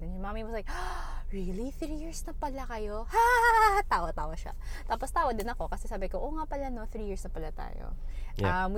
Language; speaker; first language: English; non-native, local second language; Hiligaynon